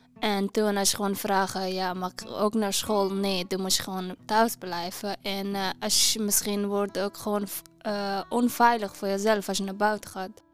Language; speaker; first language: Dutch; non-native, learner; Persian